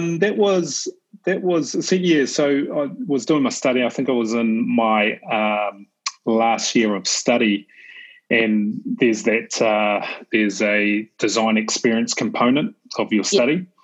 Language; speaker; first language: English; native; English